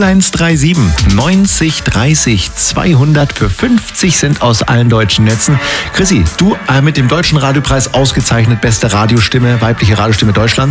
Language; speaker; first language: German; native; German